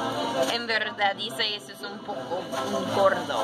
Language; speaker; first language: Spanish; non-native, learner; English